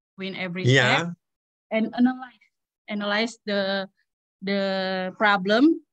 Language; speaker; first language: English; non-native, learner; Indonesian